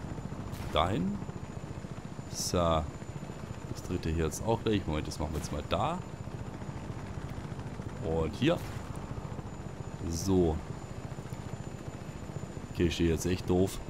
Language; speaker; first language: German; native; German